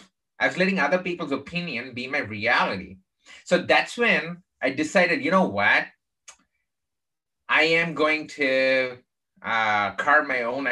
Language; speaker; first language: English; non-native, local second language; Tamil